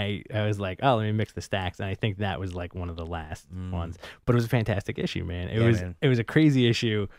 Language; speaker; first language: English; native; English